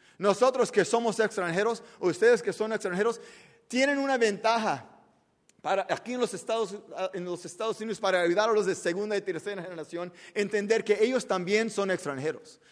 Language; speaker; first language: Spanish; early bilingual, heritage; Spanish